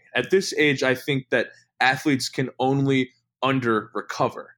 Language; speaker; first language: English; native; English